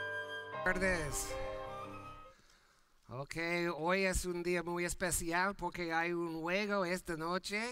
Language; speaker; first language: Spanish; non-native, learner; English